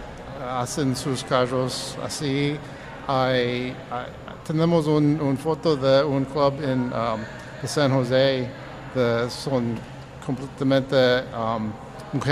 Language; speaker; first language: Spanish; early bilingual, heritage; English